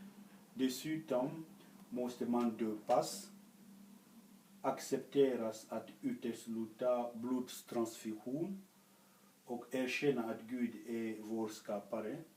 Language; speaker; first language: Swedish; non-native, fluent; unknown